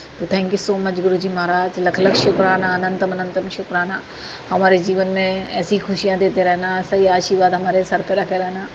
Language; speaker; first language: Hindi; native; Hindi